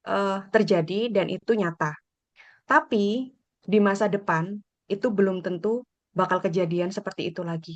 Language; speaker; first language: Indonesian; native; Indonesian